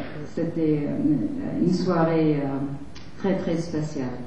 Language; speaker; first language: French; non-native, fluent; English